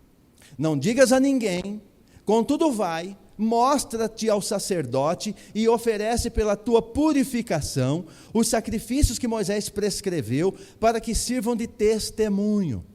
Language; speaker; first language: Portuguese; native; Portuguese